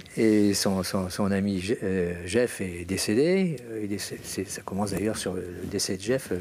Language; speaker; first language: French; native; French